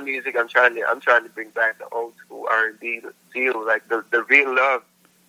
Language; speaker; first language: English; non-native, local second language; Filipino